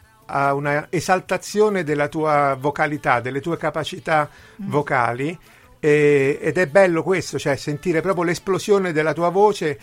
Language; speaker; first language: Italian; native; Italian